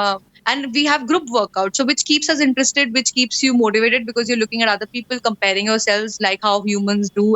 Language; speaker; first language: English; non-native, local second language; Hindi